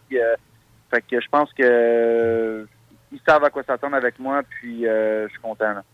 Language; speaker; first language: French; native; French